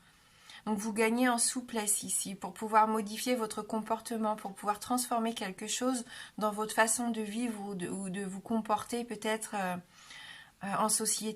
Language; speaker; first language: French; native; French